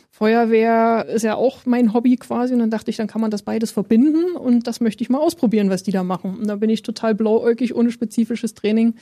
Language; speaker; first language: German; native; German